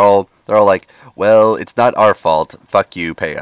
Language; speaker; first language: English; native; English